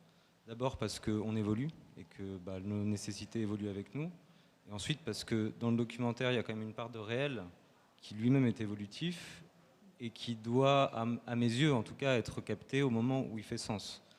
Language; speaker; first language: French; native; French